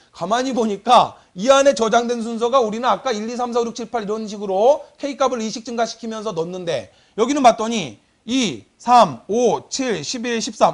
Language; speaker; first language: Korean; native; Korean